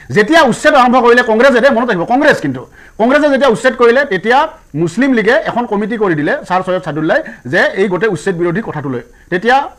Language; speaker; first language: Assamese; native; Assamese